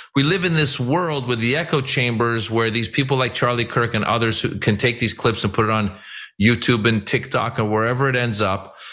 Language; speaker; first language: English; non-native, fluent; Persian